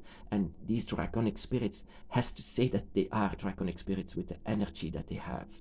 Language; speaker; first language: English; non-native, fluent; Dutch